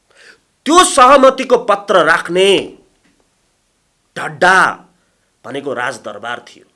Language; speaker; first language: Nepali; native; Nepali